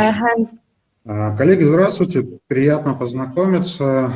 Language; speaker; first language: Russian; native; Russian